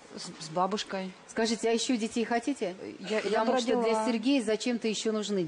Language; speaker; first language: Russian; native; Russian